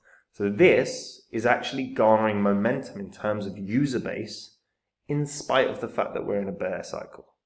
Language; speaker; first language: English; native; English